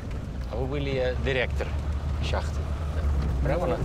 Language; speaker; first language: Russian; non-native, fluent; Dutch